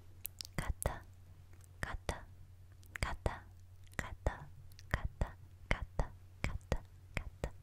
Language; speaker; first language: Japanese; non-native, learner; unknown